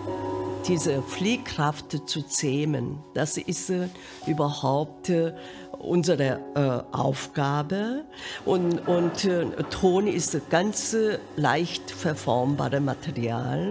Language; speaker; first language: German; non-native, fluent; Korean